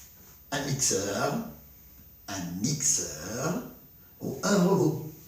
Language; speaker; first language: French; non-native, fluent; Spanish